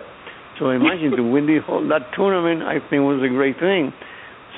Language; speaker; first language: English; non-native, fluent; Spanish